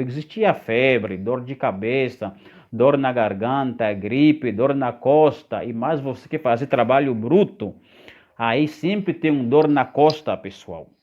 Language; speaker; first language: Portuguese; non-native, fluent; Haitian Creole